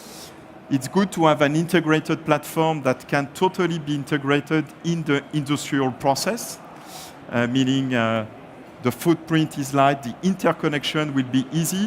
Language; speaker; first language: English; non-native, fluent; French